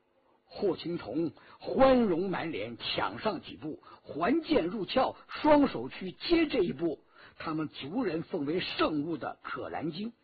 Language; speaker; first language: Chinese; native; Chinese